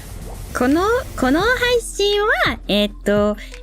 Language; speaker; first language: Japanese; non-native, learner; English